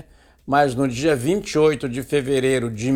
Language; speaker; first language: Portuguese; native; Portuguese